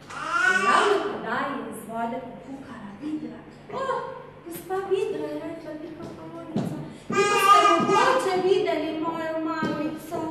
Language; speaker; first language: Slovenian; native; Slovenian